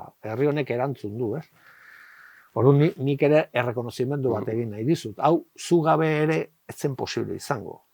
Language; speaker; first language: Basque; native; Basque